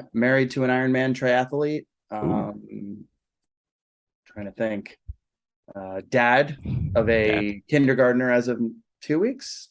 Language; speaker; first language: English; native; English